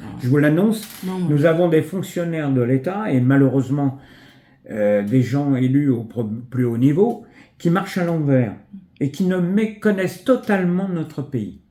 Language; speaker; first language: French; native; French